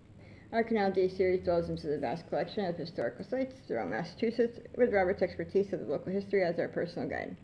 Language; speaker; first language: English; native; English